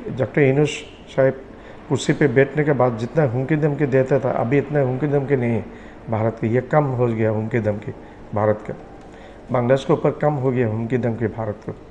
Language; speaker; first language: Hindi; non-native, fluent; Bangla